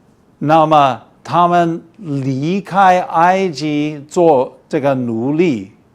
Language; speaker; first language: Chinese; early bilingual, heritage; English